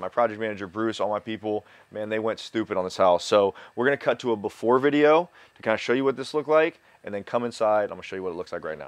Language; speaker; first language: English; native; English